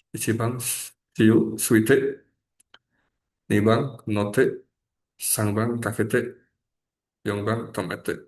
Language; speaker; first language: Japanese; non-native, learner; Indonesian